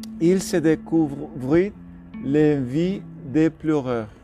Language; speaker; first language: French; non-native, learner; Spanish